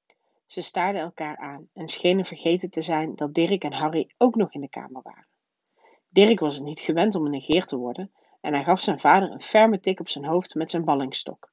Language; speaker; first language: Dutch; native; Dutch